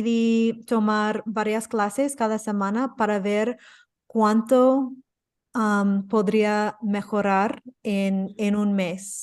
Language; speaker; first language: Spanish; non-native, fluent; English